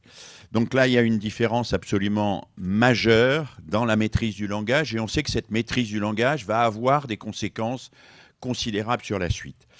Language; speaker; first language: French; native; French